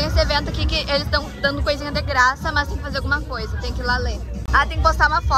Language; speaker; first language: Portuguese; native; Portuguese